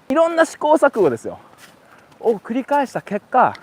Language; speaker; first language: Japanese; native; Japanese